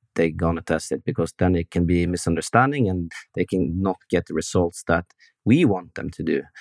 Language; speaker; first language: English; non-native, fluent; Norwegian